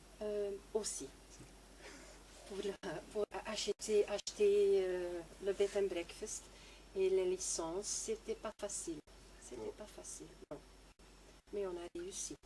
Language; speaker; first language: French; non-native, local second language; Dutch